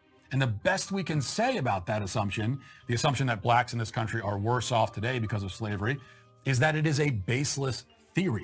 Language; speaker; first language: English; native; English